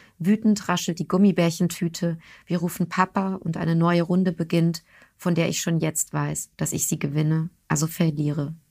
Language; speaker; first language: German; early bilingual, other home language; Turkish